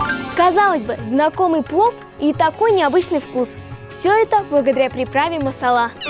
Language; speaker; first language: Russian; native; Russian